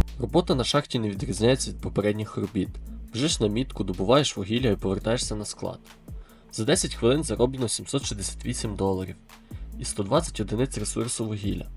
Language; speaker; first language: Ukrainian; native; Ukrainian